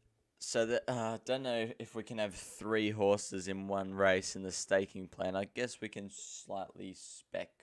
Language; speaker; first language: English; native; English